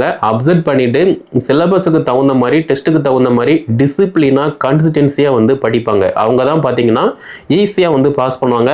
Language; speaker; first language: Tamil; native; Tamil